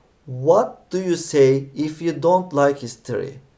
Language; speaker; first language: English; non-native, fluent; Turkish